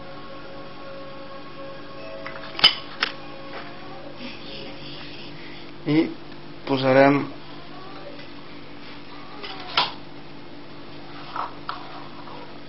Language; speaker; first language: Catalan; non-native, learner; Spanish